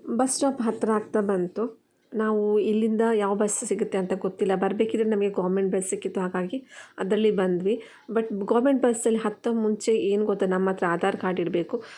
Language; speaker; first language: Kannada; non-native, local second language; Tulu